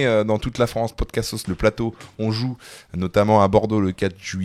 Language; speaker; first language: French; native; French